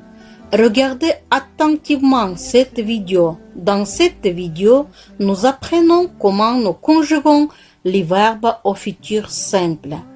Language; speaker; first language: French; non-native, fluent; Kazakh